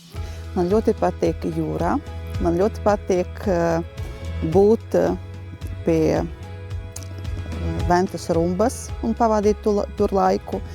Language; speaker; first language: Latvian; non-native, local second language; Russian